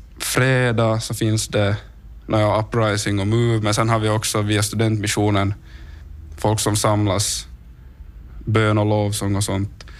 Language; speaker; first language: Swedish; native; Swedish